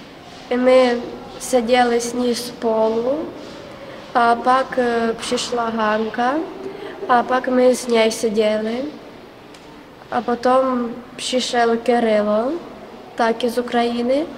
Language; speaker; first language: Czech; non-native, learner; Ukrainian